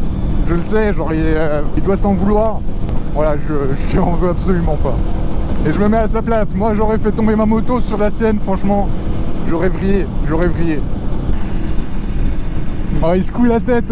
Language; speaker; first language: French; native; French